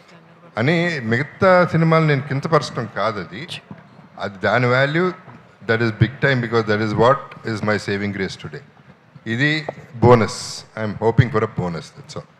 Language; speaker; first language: Telugu; native; Telugu